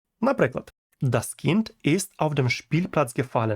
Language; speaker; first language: German; non-native, fluent; Ukrainian